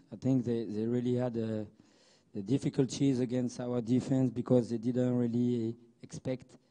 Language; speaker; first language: English; non-native, fluent; French